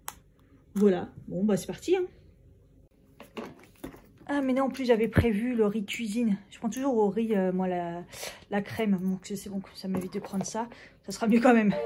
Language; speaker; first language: French; native; French